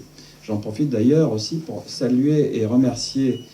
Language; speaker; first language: French; native; French